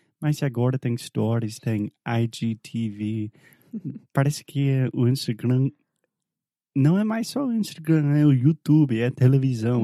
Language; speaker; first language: Portuguese; non-native, fluent; English